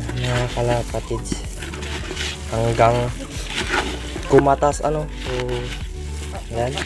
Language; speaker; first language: Filipino; native; Filipino